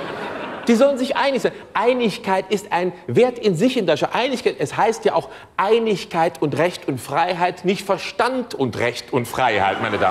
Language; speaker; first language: German; native; German